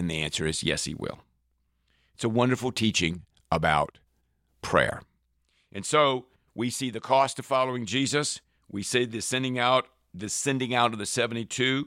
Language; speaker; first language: English; native; English